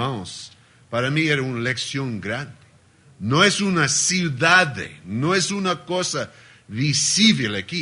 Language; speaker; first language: Spanish; non-native, learner; Portuguese